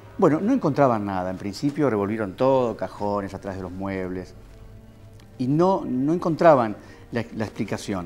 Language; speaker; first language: Spanish; native; Spanish